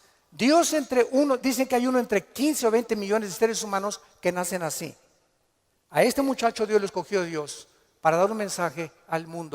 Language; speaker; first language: Spanish; native; Spanish